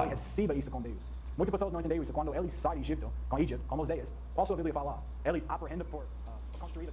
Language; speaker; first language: Portuguese; non-native, learner; English